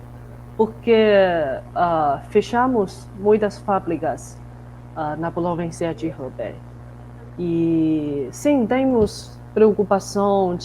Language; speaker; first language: Portuguese; non-native, fluent; Chinese